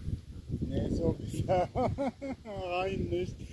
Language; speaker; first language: German; non-native, learner; Arabic